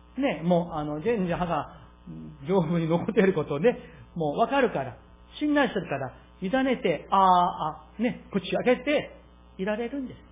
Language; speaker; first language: Japanese; non-native, fluent; Korean